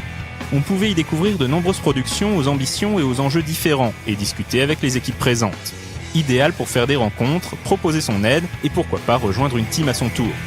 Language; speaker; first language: French; native; French